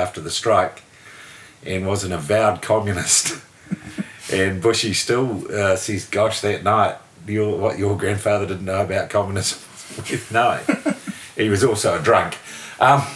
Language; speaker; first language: English; native; English